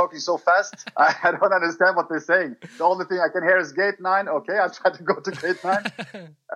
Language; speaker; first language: English; non-native, fluent; Norwegian